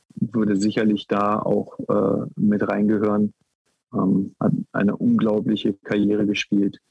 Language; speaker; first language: German; native; German